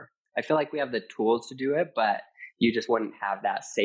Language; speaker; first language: English; native; English